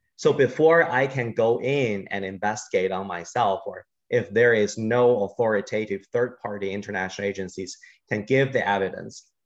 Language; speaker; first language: English; non-native, fluent; Chinese